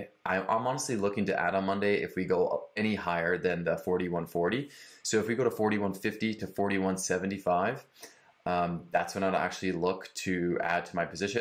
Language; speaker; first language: English; native; English